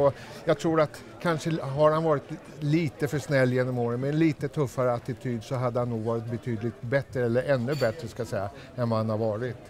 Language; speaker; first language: Swedish; native; Swedish